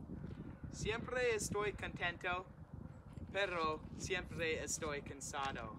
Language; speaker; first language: Spanish; non-native, learner; English